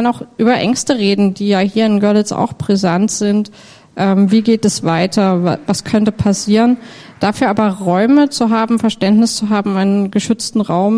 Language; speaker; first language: German; native; German